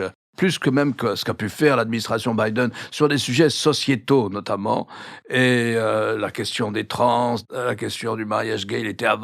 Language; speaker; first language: French; native; French